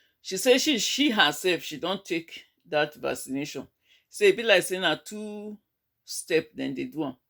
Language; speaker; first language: Nigerian Pidgin; native; Nigerian Pidgin